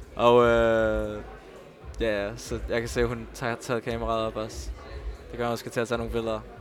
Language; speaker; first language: Danish; early bilingual, other home language; Spanish